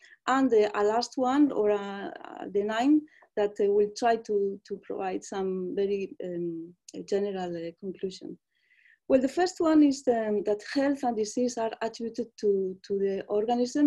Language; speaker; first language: English; non-native, fluent; Spanish